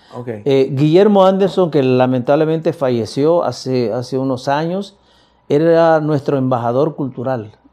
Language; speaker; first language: Spanish; native; Spanish